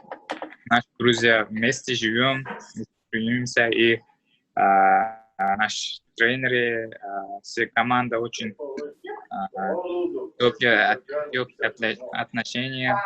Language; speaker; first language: Russian; non-native, learner; Uzbek